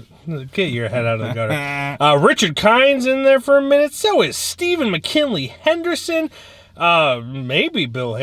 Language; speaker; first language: English; native; English